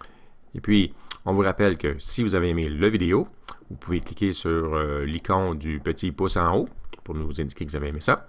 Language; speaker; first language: French; native; French